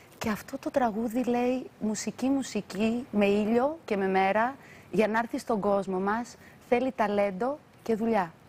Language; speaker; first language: Greek; early bilingual, other home language; Albanian